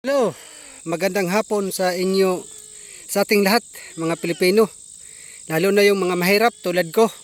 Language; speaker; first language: Filipino; non-native, local second language; Bikol